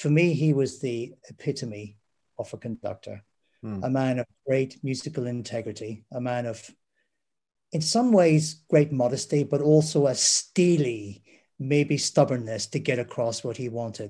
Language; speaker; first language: English; native; English